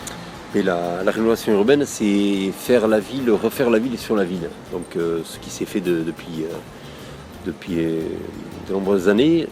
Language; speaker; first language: French; native; French